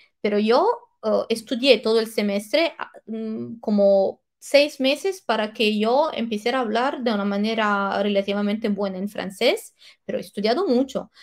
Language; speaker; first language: Spanish; non-native, fluent; Italian